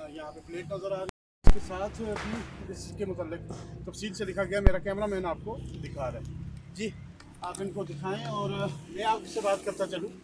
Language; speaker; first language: Urdu; non-native, local second language; Northern Hindko